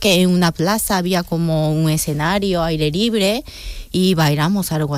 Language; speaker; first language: Spanish; non-native, fluent; Japanese